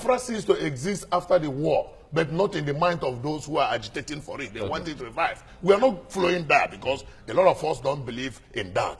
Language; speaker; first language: English; non-native, local second language; Igbo